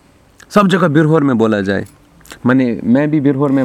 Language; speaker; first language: Hindi; native; Hindi